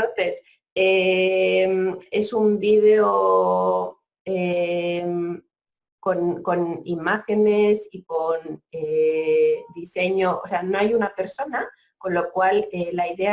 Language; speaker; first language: Spanish; native; Spanish